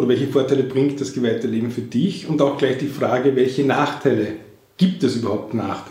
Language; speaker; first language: German; native; German